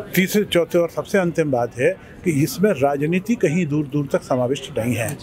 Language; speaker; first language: Hindi; native; Hindi